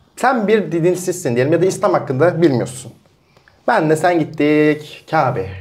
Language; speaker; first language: Turkish; early bilingual, heritage; Turkish